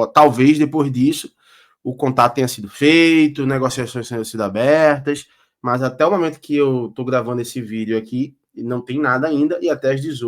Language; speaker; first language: Portuguese; native; Portuguese